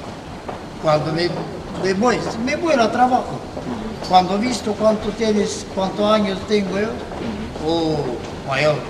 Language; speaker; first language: Spanish; non-native, learner; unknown